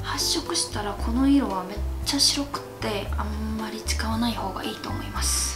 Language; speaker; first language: Japanese; non-native, learner; Korean